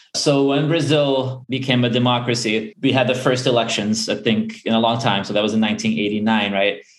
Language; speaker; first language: English; early bilingual, other home language; Portuguese